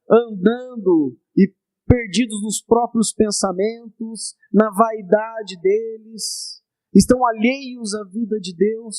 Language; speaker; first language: Portuguese; native; Portuguese